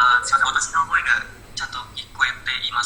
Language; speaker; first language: Japanese; non-native, learner; Indonesian